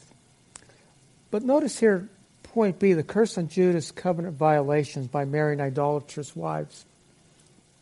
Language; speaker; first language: English; native; English